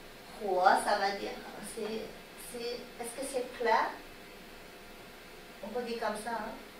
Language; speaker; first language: French; non-native, learner; Chinese